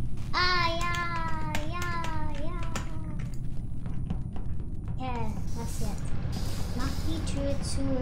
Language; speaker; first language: German; non-native, learner; English